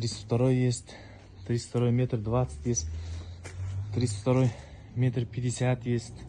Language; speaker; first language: Russian; non-native, local second language; Kazakh